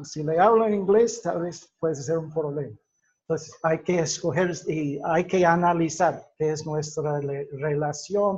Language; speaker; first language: Spanish; non-native, fluent; English